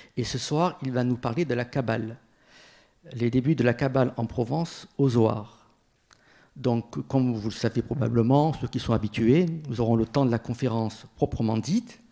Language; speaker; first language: French; native; French